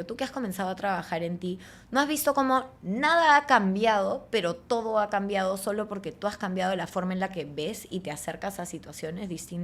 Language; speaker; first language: Spanish; native; Spanish